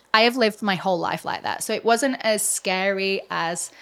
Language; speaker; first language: English; native; English